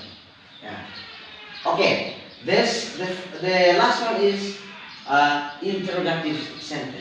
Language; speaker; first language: English; non-native, learner; Indonesian